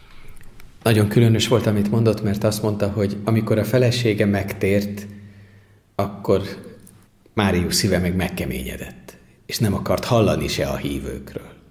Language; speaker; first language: Hungarian; native; Hungarian